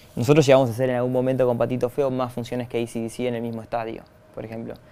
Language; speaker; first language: Spanish; native; Spanish